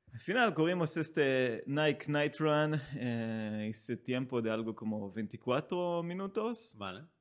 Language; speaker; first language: Spanish; non-native, learner; Hebrew